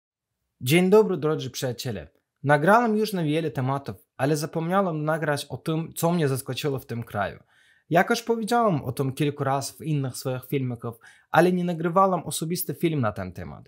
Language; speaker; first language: Polish; non-native, fluent; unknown